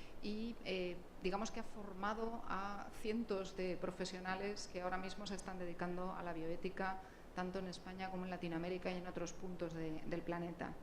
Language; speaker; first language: Spanish; native; Spanish